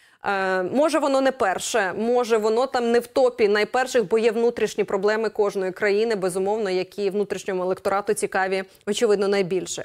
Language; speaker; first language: Ukrainian; native; Ukrainian